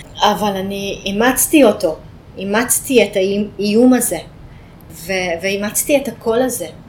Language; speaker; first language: Hebrew; non-native, fluent; Hungarian